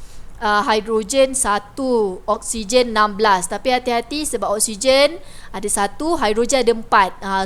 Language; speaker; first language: Malay; native; Malay